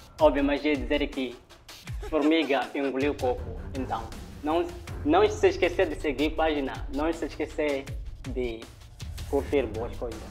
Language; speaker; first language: Portuguese; non-native, local second language; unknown